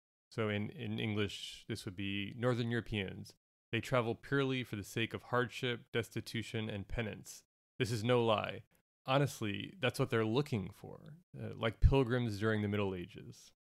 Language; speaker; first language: English; native; English